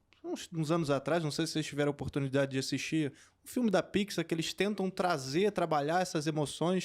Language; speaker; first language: Portuguese; native; Portuguese